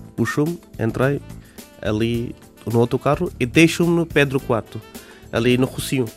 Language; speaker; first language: Portuguese; non-native, learner; Bangla